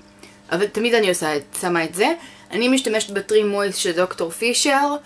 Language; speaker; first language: Hebrew; native; Hebrew